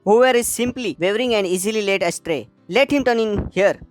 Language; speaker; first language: English; non-native, local second language; Marathi